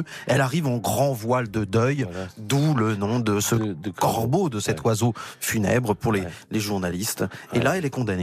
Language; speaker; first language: French; native; French